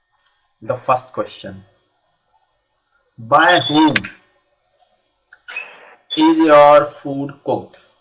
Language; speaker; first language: English; non-native, local second language; Hindi